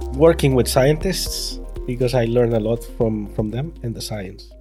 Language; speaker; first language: English; non-native, fluent; Spanish